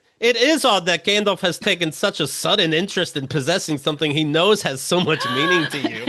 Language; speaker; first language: English; native; English